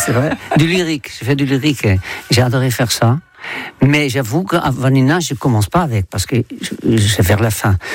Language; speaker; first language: French; non-native, fluent; Dutch